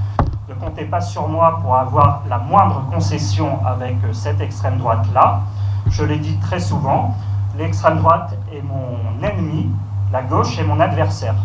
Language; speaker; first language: French; native; French